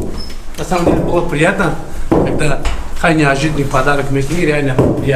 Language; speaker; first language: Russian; non-native, learner; Tajik